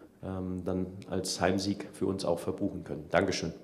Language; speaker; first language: German; native; German